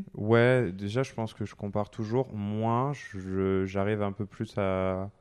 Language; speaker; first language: French; native; French